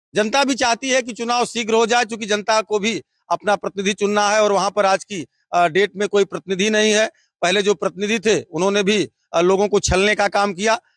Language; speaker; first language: Hindi; native; Hindi